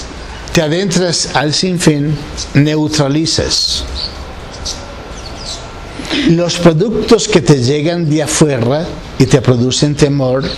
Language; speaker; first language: Spanish; native; Spanish